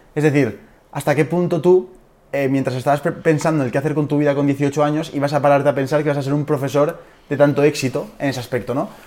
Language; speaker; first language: Spanish; native; Spanish